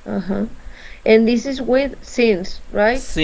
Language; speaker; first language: English; non-native, learner; Spanish